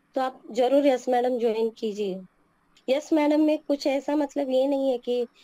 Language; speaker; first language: Hindi; non-native, local second language; Telugu